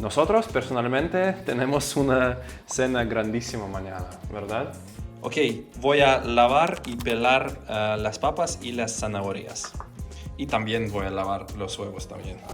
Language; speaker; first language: Spanish; non-native, fluent; Russian